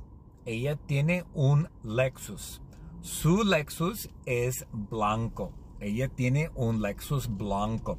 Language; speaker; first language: Spanish; non-native, learner; English